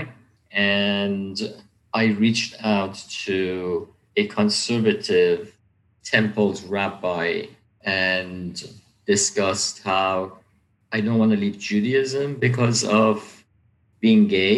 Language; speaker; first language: English; native; English